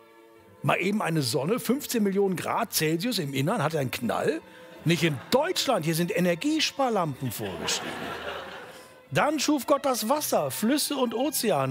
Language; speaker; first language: German; native; German